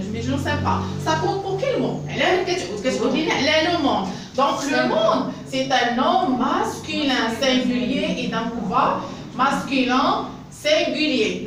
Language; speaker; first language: French; non-native, local second language; Arabic